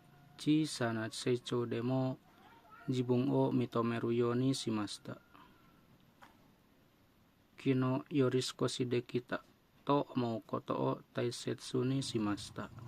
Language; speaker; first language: Japanese; non-native, learner; Indonesian